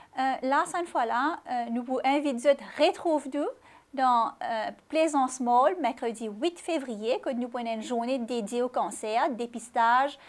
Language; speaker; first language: French; non-native, local second language; Morisyen